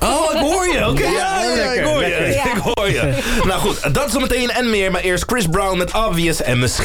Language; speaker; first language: Dutch; native; Dutch